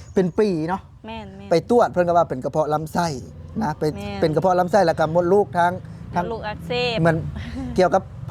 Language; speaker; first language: Lao; native; Lao